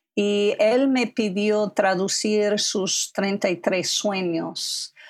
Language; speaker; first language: Spanish; non-native, fluent; English